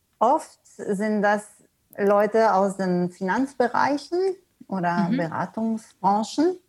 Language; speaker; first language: German; non-native, fluent; English